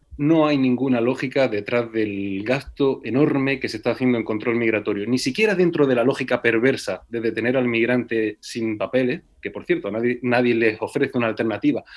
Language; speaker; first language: Spanish; native; Spanish